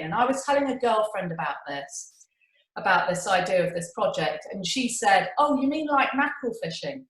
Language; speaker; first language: English; native; English